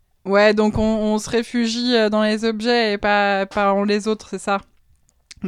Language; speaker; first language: French; native; French